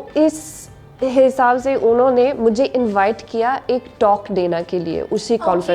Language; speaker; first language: Hindi; non-native, learner; English